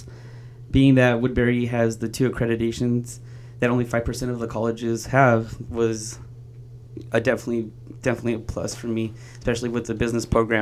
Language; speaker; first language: English; native; English